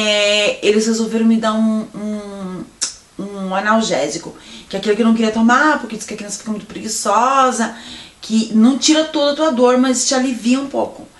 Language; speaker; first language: Portuguese; native; Portuguese